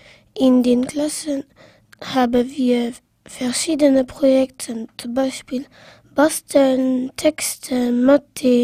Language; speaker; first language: German; non-native, local second language; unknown